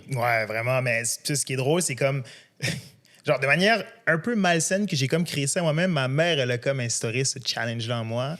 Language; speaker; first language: French; early bilingual, other home language; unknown